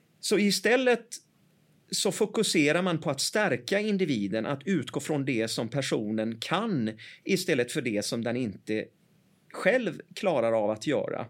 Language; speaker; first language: Swedish; early bilingual, other home language; Persian